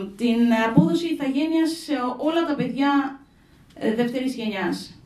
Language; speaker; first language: Greek; non-native, fluent; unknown